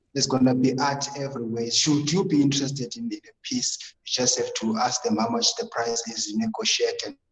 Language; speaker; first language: English; non-native, local second language; North Ndebele